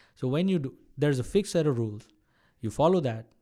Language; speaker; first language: English; non-native, local second language; Malayalam